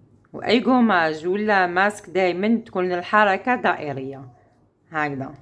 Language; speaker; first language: Arabic; native; Arabic